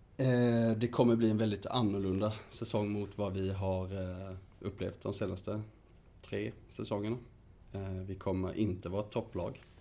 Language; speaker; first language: Swedish; native; Swedish